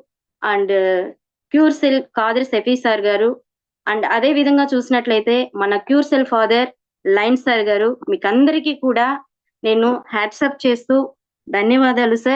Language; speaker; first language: Telugu; native; Telugu